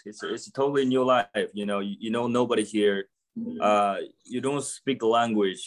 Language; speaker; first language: English; non-native, fluent; Chinese